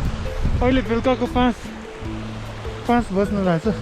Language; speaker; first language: Nepali; non-native, local second language; Tibetan